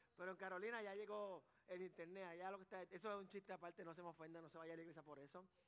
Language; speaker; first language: Spanish; native; Spanish